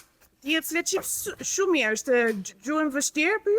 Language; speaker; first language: Albanian; non-native, learner; English